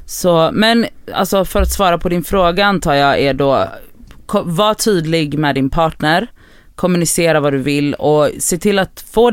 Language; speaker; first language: Swedish; native; Swedish